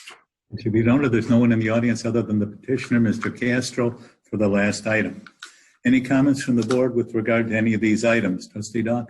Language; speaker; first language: English; native; English